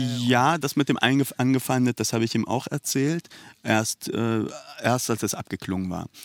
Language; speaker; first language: German; early bilingual, other home language; Persian